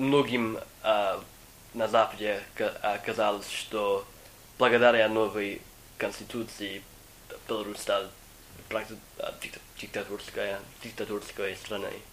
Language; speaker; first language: Russian; non-native, fluent; English